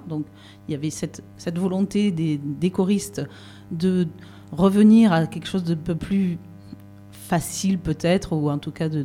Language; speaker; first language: French; native; French